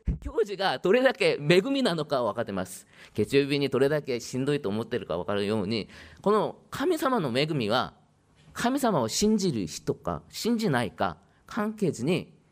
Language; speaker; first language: Japanese; non-native, fluent; Korean